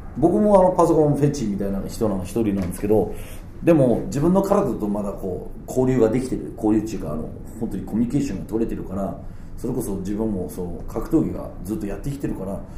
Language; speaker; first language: Japanese; non-native, fluent; Danish